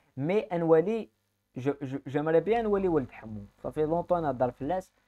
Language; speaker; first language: French; native; French